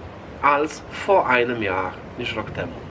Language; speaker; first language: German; non-native, fluent; Polish